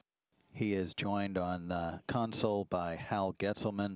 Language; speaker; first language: English; native; English